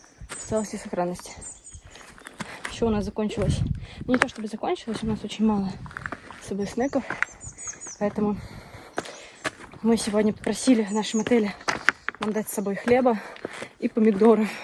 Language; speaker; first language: Russian; native; Russian